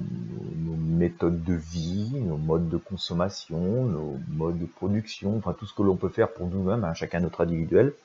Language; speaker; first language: French; native; French